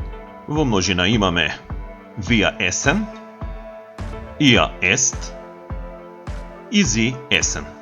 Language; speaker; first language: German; non-native, fluent; Macedonian